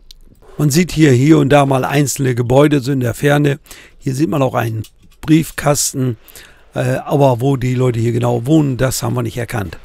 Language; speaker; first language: German; native; German